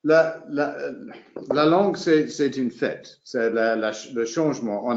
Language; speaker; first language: French; non-native, fluent; English